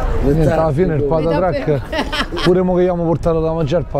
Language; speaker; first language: Italian; native; Italian